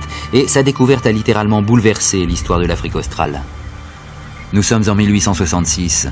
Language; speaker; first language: French; native; French